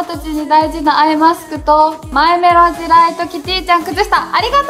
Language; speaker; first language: Japanese; native; Japanese